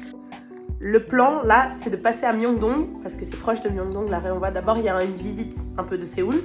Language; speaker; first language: French; native; French